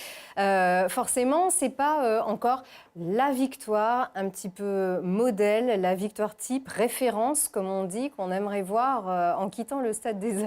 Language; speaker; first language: French; native; French